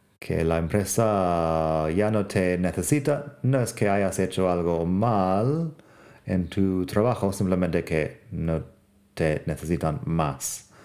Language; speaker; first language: Spanish; non-native, fluent; English